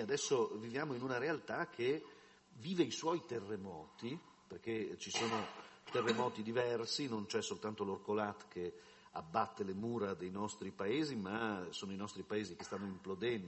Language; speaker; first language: Italian; native; Italian